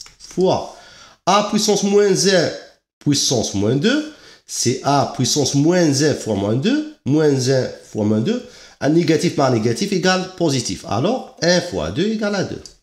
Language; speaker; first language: French; non-native, local second language; Arabic